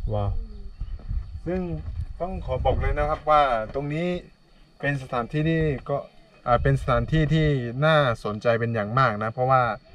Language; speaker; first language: Thai; non-native, local second language; Karen languages